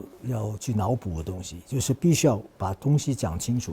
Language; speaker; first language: Chinese; non-native, fluent; Cantonese